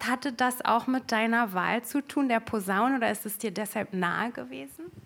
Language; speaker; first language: German; native; German